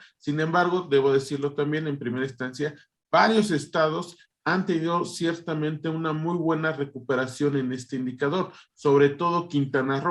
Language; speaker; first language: Spanish; native; Spanish